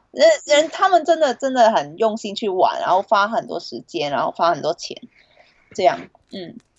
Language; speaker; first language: Chinese; non-native, fluent; Cantonese